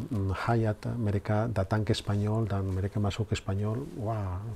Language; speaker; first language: Indonesian; non-native, learner; Spanish